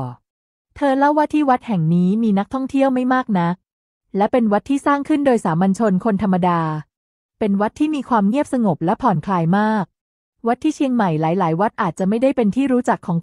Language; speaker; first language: Thai; native; Thai